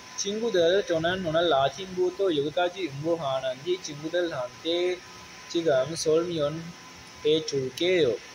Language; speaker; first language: Korean; non-native, learner; Sinhala